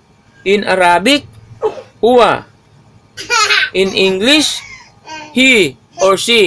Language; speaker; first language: English; non-native, local second language; Maguindanaon